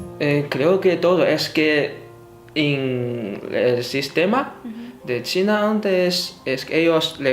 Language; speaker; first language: Spanish; non-native, fluent; Chinese